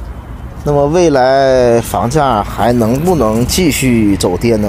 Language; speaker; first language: Chinese; native; Chinese